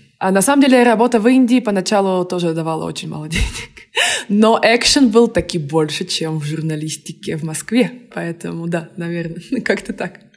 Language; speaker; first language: Russian; native; Russian